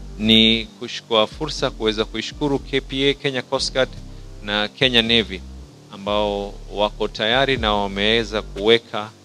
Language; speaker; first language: Swahili; native; Swahili